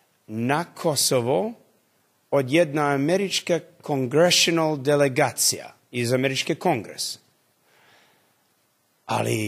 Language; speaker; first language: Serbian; early bilingual, heritage; English